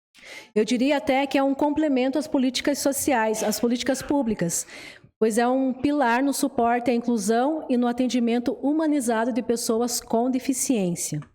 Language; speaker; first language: Portuguese; native; Portuguese